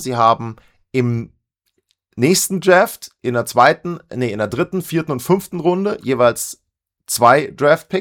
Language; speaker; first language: German; native; German